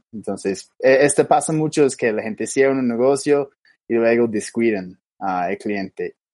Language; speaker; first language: Spanish; non-native, fluent; English